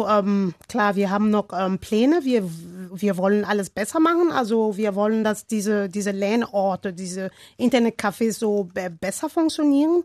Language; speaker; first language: German; non-native, learner; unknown